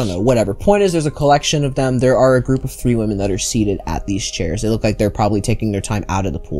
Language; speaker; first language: English; native; English